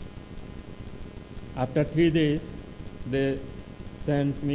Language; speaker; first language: English; non-native, local second language; Bangla